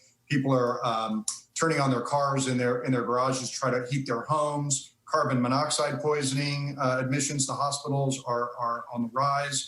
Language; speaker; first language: English; native; English